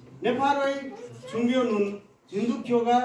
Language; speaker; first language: Korean; non-native, learner; Nepali